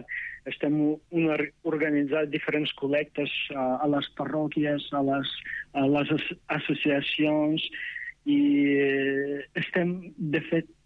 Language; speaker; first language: Catalan; non-native, fluent; Ukrainian